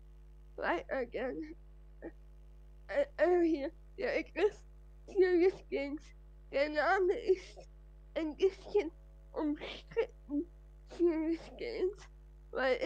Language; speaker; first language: German; non-native, fluent; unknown